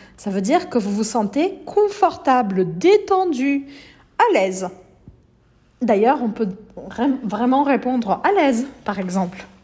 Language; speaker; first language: French; non-native, fluent; Portuguese